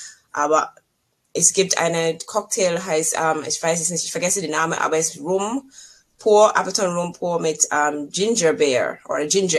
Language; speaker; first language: German; non-native, learner; English